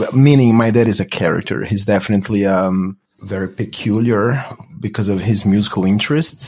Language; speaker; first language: English; non-native, fluent; Portuguese